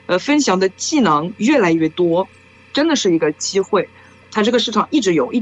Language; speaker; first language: Chinese; non-native, fluent; French